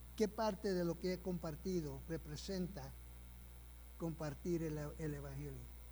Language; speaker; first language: Spanish; early bilingual, heritage; Spanish